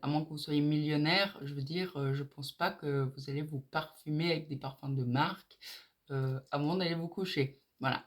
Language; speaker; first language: French; native; French